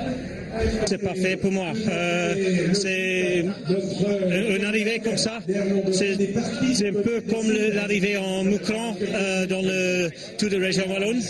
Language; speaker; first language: French; non-native, learner; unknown